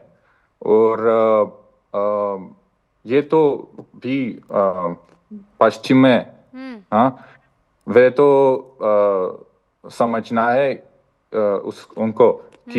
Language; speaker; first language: Hindi; non-native, fluent; Russian